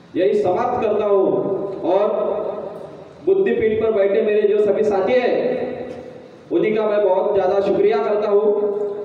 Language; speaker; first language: Hindi; non-native, local second language; Marathi